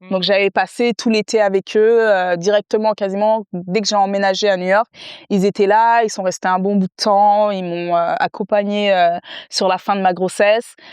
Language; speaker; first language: French; early bilingual, other home language; Wolof